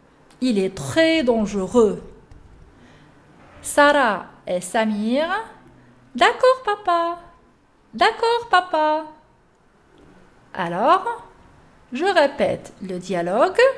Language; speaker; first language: French; non-native, local second language; Arabic